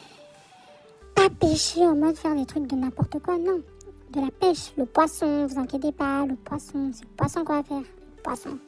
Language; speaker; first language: French; native; French